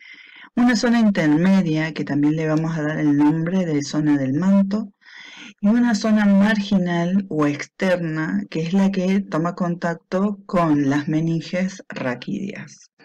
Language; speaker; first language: Spanish; native; Spanish